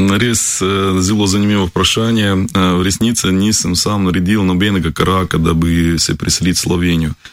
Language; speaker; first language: Slovenian; non-native, fluent; Russian